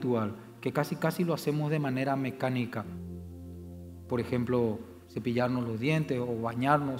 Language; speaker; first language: Spanish; native; Spanish